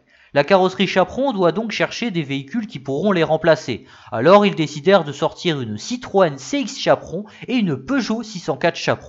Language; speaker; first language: French; native; French